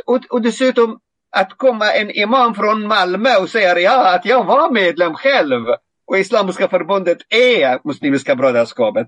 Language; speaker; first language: Swedish; non-native, fluent; Arabic